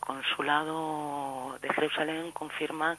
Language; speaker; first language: Spanish; native; Spanish